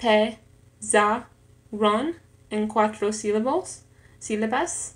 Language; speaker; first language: Spanish; non-native, learner; English